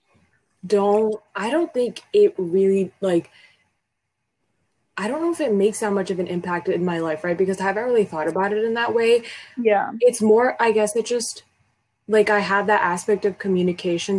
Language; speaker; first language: English; early bilingual, other home language; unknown